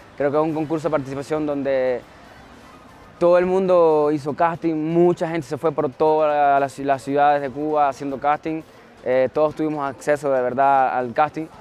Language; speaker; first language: Spanish; native; Spanish